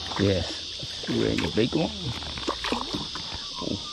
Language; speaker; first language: English; non-native, learner; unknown